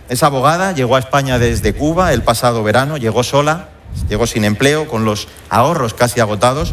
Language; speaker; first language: Spanish; native; Spanish